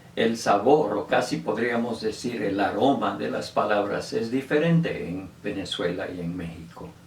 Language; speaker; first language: Spanish; non-native, local second language; English